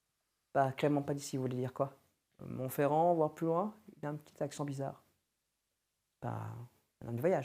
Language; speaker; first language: French; native; French